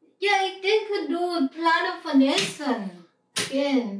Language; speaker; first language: German; non-native, learner; Thai